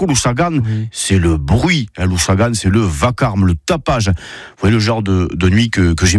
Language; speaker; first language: French; native; French